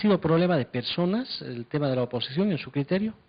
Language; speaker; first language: Spanish; native; Spanish